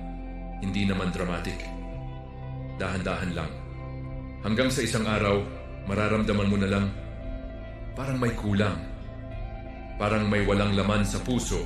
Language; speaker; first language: Filipino; native; Filipino